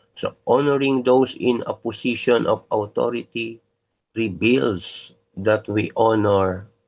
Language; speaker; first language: English; non-native, local second language; Filipino